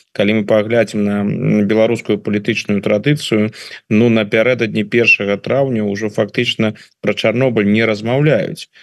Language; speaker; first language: Belarusian; non-native, local second language; Russian